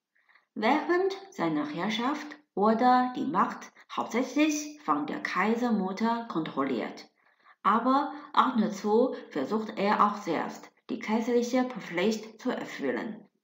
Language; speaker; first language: German; non-native, fluent; Chinese